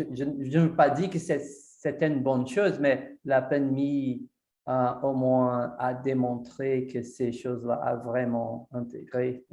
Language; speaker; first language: French; non-native, fluent; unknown